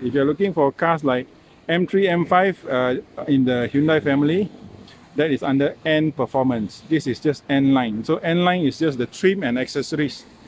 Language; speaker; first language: English; non-native, local second language; Malay